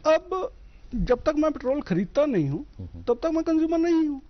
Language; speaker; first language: Hindi; native; Hindi